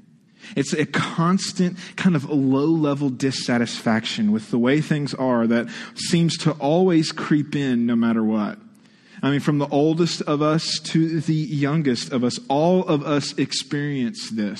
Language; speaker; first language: English; native; English